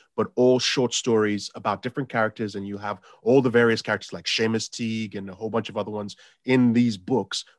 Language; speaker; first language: English; non-native, local second language; Yoruba